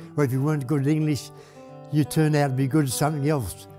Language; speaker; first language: English; native; English